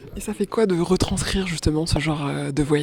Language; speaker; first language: French; native; French